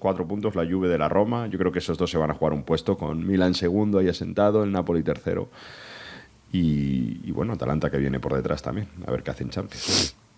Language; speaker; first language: Spanish; native; Spanish